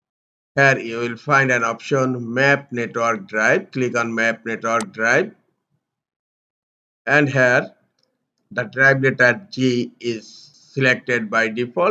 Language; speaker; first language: English; non-native, local second language; Bangla